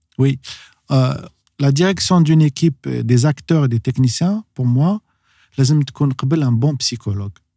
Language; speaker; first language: French; non-native, local second language; Arabic